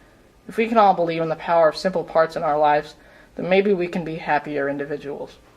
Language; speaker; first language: English; native; English